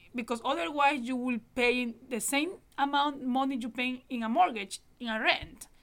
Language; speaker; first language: English; non-native, learner; Spanish